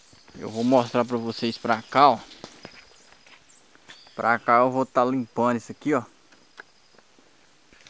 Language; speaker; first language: Portuguese; native; Portuguese